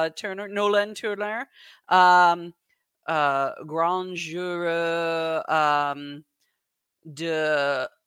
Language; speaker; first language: French; non-native, learner; English